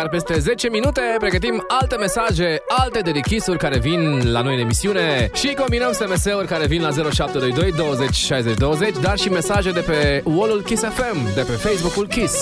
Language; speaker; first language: Romanian; native; Romanian